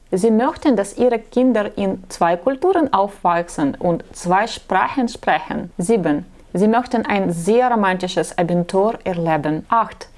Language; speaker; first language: German; non-native, learner; Russian